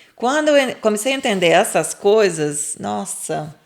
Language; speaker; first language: Portuguese; non-native, fluent; English